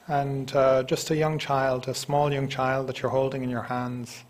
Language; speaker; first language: English; native; English